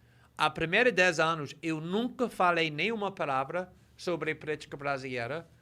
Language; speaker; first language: Portuguese; non-native, fluent; English